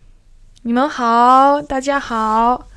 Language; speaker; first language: Chinese; non-native, fluent; French